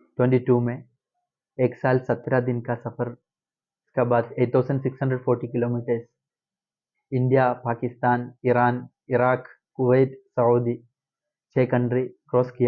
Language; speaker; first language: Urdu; non-native, local second language; Malayalam